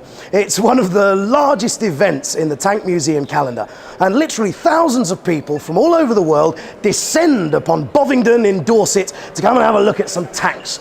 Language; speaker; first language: English; native; English